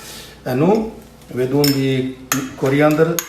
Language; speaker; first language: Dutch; non-native, learner; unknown